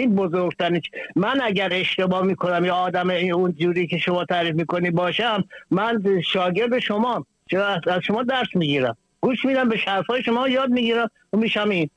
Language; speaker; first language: Persian; non-native, local second language; Baluchi